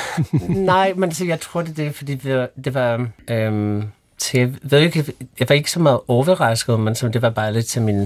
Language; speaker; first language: Danish; non-native, fluent; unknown